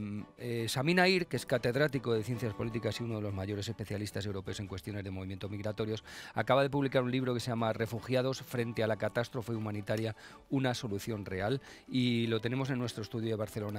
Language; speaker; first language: Spanish; native; Spanish